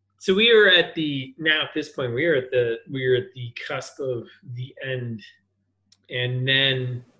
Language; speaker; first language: English; native; English